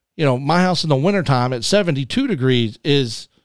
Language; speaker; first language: English; native; English